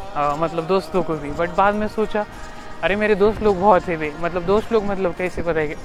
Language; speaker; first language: Hindi; non-native, local second language; Marathi